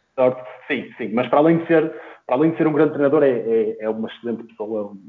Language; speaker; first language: Portuguese; native; Portuguese